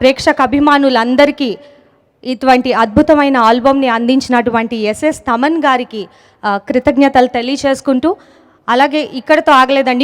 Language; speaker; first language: Telugu; native; Telugu